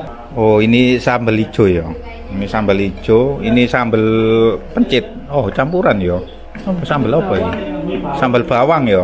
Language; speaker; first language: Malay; non-native, local second language; Javanese